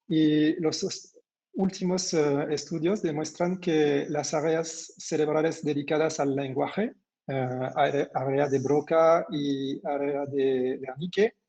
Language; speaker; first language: Spanish; non-native, fluent; French